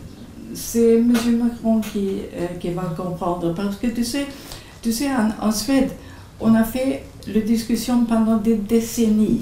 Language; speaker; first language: French; non-native, fluent; Swedish